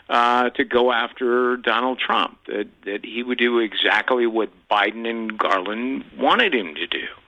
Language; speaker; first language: English; native; English